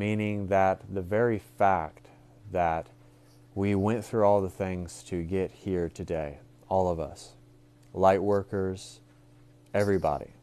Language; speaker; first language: English; native; English